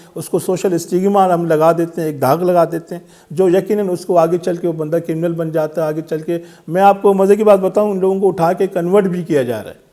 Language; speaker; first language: Urdu; non-native, local second language; Sindhi